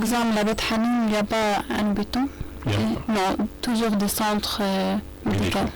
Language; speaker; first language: French; non-native, learner; Arabic